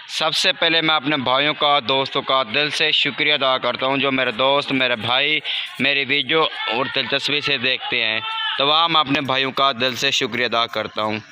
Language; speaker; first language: Urdu; non-native, local second language; Saraiki